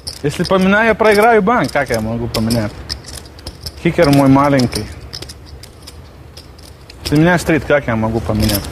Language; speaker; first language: Russian; non-native, learner; Lithuanian